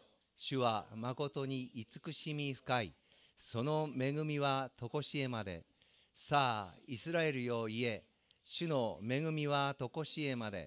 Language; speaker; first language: Japanese; native; Japanese